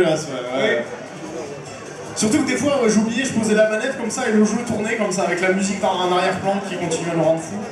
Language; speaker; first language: French; native; French